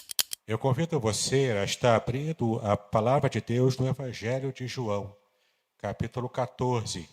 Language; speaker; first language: Portuguese; native; Portuguese